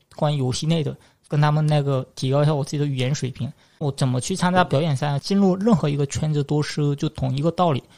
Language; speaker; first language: Chinese; non-native, fluent; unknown